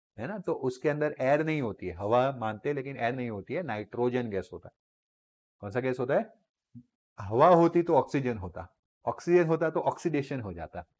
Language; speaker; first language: Hindi; non-native, local second language; Gujarati